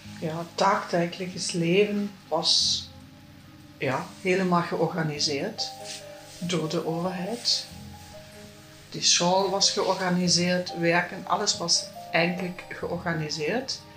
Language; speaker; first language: Dutch; non-native, fluent; German